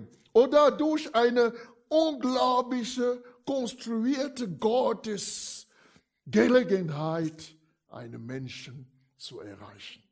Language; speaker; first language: German; non-native, fluent; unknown